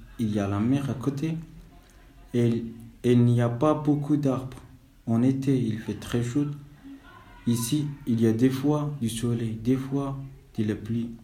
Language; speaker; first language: French; non-native, fluent; Somali